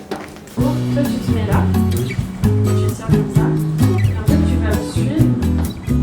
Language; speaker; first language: French; native; French